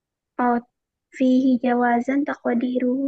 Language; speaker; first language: Arabic; non-native, learner; Indonesian